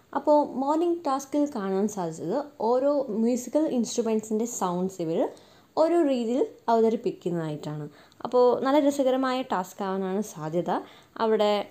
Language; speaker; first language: Malayalam; native; Malayalam